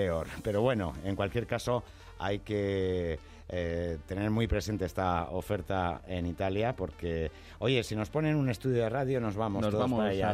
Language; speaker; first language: Spanish; native; Spanish